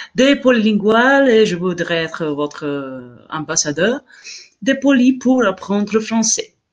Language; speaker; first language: French; non-native, learner; Serbian